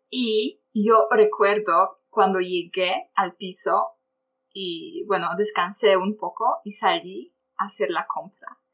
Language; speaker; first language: Spanish; non-native, fluent; Polish